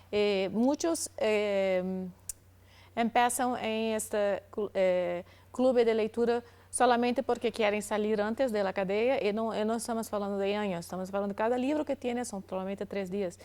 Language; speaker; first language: Spanish; non-native, learner; Portuguese